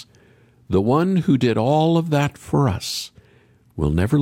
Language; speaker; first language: English; native; English